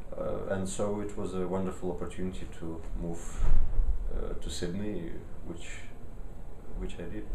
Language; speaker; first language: English; early bilingual, other home language; Ukrainian